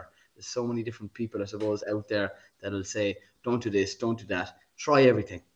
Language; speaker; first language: English; native; English